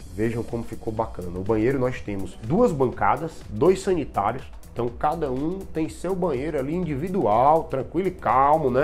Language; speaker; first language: Portuguese; native; Portuguese